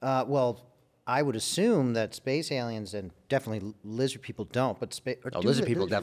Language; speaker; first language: English; native; English